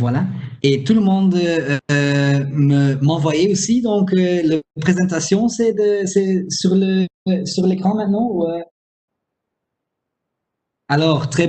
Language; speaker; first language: French; non-native, local second language; Dutch